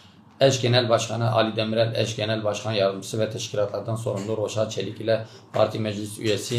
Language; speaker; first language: Turkish; native; Turkish